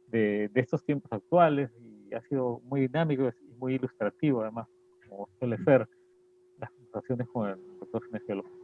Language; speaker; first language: Spanish; native; Spanish